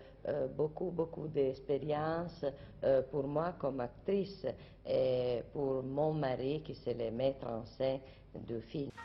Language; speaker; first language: French; non-native, learner; Italian